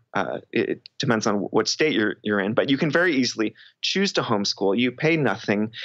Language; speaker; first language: English; native; English